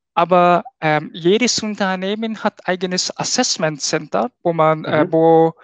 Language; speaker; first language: German; non-native, fluent; Japanese